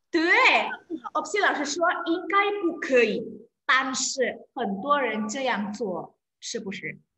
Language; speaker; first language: Chinese; non-native, fluent; Indonesian